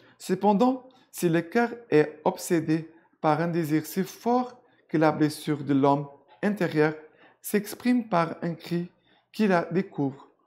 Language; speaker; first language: French; non-native, fluent; Portuguese